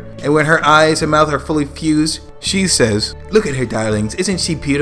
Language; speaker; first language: English; native; English